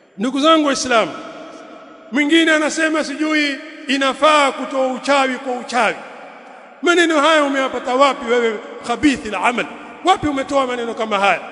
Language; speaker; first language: Swahili; native; Swahili